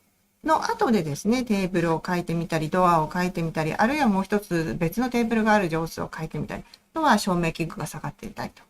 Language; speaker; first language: Japanese; native; Japanese